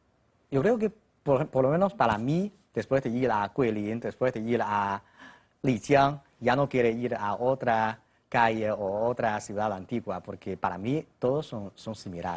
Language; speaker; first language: Spanish; non-native, fluent; Chinese